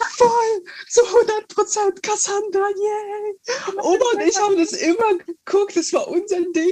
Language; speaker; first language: German; early bilingual, other home language; Russian